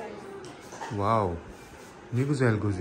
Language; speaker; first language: Turkish; non-native, learner; Urdu